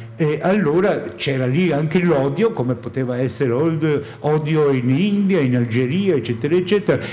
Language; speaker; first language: Italian; native; Italian